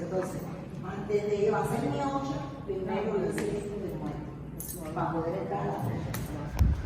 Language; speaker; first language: Spanish; native; Spanish